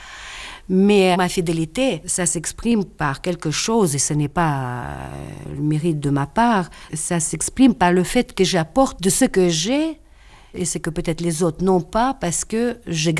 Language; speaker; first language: French; non-native, fluent; Russian